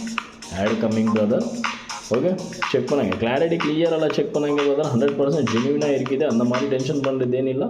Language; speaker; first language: Tamil; non-native, learner; Kannada